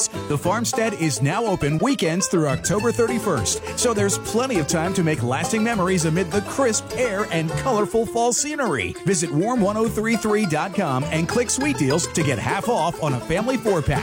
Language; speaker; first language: English; native; English